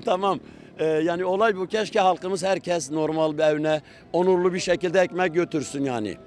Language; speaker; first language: Turkish; native; Turkish